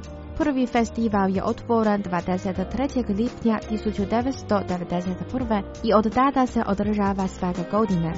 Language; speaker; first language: Croatian; non-native, fluent; Chinese